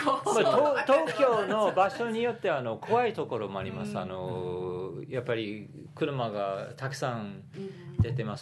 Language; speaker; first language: Japanese; non-native, fluent; English